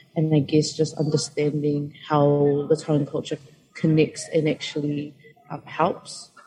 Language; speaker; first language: English; native; English